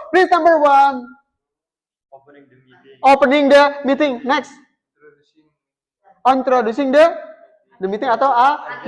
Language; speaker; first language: English; non-native, fluent; Indonesian